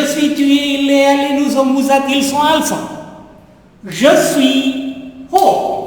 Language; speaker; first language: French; non-native, fluent; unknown